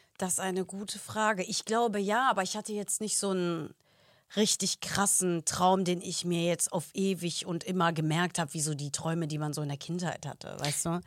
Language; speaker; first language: German; native; German